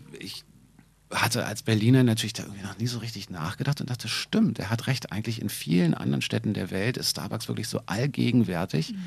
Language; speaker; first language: German; native; German